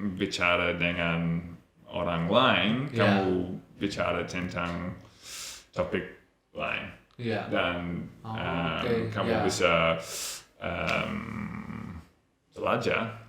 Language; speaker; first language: Indonesian; non-native, learner; English